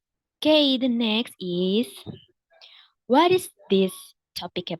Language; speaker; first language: English; non-native, fluent; Indonesian